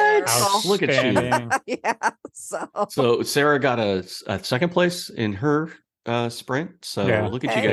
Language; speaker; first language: English; native; English